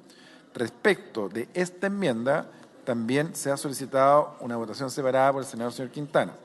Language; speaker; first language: Spanish; native; Spanish